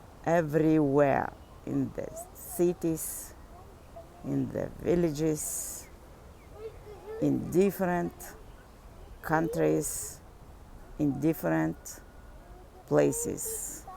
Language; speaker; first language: English; non-native, fluent; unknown